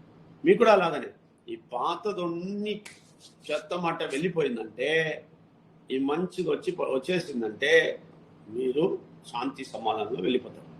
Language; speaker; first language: Telugu; non-native, learner; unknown